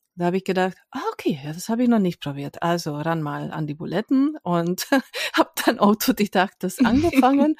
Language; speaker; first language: German; non-native, fluent; Hungarian